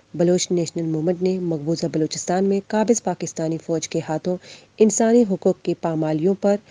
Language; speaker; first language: Urdu; non-native, local second language; Baluchi